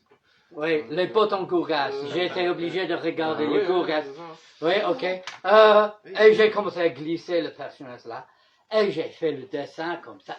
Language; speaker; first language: French; non-native, fluent; English